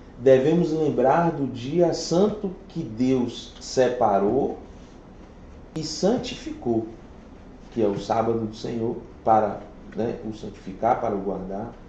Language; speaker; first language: Portuguese; native; Portuguese